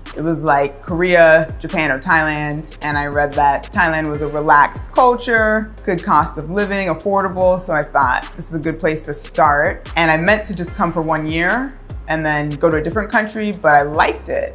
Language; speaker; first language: English; native; English